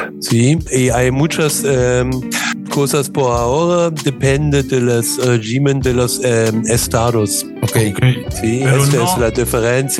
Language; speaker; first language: Spanish; non-native, learner; German